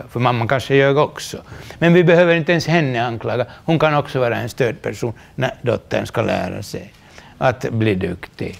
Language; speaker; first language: Swedish; non-native, local second language; Finnish